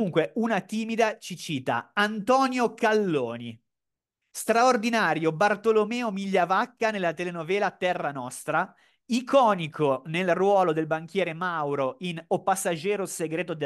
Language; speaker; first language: Italian; native; Italian